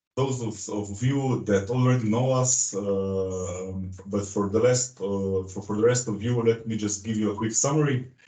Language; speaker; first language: English; non-native, fluent; Slovenian